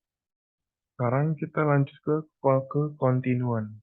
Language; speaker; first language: Indonesian; native; Indonesian